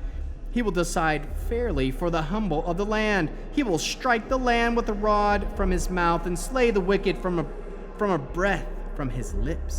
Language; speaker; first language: English; native; English